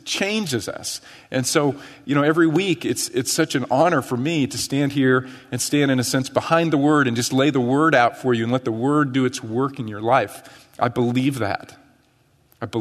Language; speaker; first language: English; native; English